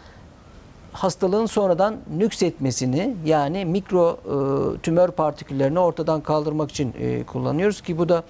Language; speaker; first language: Turkish; native; Turkish